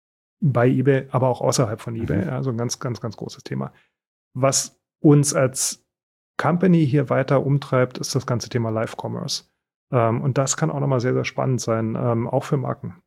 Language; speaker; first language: German; native; German